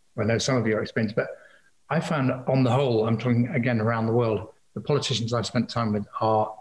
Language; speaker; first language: English; native; English